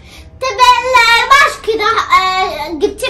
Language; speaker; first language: Arabic; native; Arabic